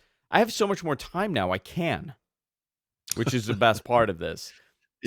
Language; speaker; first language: English; native; English